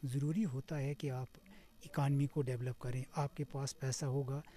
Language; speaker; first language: Hindi; non-native, local second language; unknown